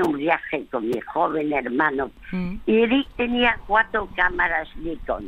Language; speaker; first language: Spanish; early bilingual, other home language; French